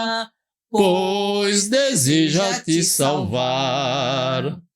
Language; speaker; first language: Portuguese; native; Portuguese